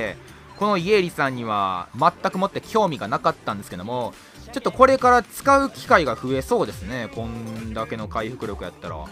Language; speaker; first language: Japanese; native; Japanese